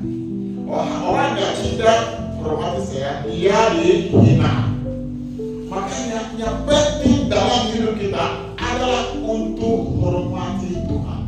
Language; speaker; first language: Indonesian; non-native, fluent; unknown